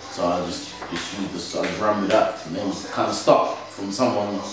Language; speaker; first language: English; native; English